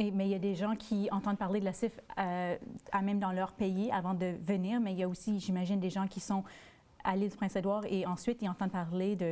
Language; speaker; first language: French; native; French